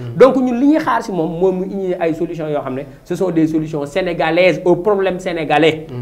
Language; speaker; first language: French; non-native, local second language; Wolof